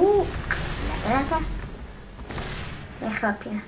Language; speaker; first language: Dutch; non-native, learner; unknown